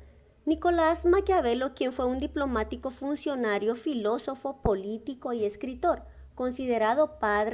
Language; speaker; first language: Spanish; native; Spanish